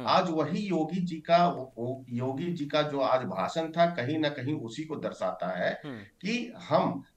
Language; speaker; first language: Hindi; native; Hindi